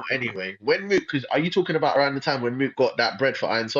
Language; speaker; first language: English; native; English